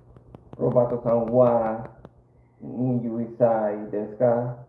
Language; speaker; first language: Japanese; non-native, learner; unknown